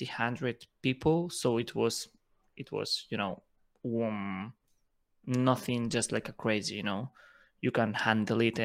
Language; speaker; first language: English; non-native, fluent; Spanish